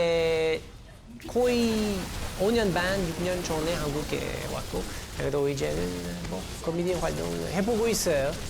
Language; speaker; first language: Korean; non-native, fluent; English